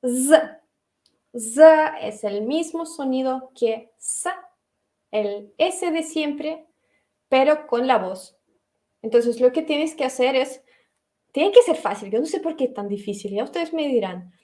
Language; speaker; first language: Spanish; non-native, fluent; Russian